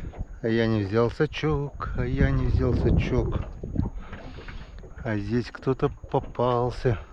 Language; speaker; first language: Russian; native; Russian